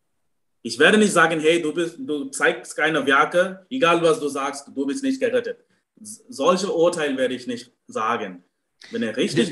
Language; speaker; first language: German; non-native, fluent; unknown